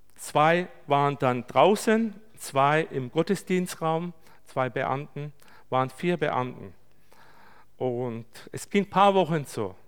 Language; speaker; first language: German; non-native, fluent; Turkish